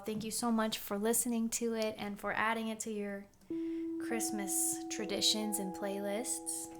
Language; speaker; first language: English; native; English